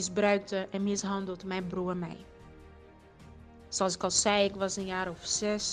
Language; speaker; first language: Dutch; non-native, fluent; Portuguese